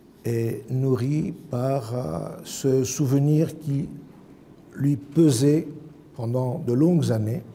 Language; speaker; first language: French; non-native, fluent; Greek